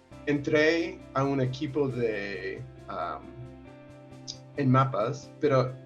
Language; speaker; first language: Spanish; non-native, fluent; English